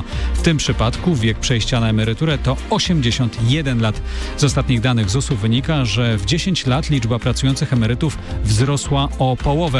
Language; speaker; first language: Polish; native; Polish